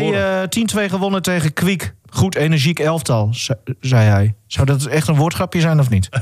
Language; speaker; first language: Dutch; native; Dutch